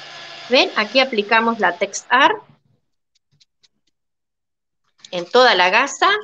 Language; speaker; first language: Spanish; native; Spanish